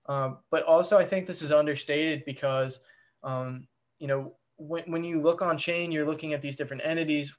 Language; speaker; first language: English; native; English